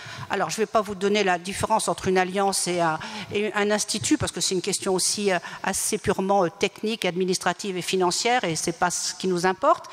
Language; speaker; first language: French; native; French